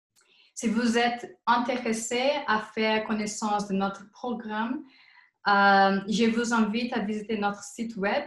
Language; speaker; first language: French; non-native, fluent; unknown